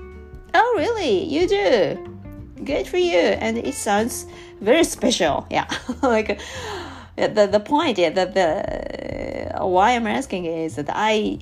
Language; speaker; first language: English; non-native, learner; Japanese